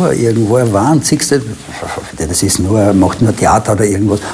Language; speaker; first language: German; native; German